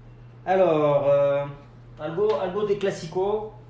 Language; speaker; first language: Spanish; non-native, fluent; French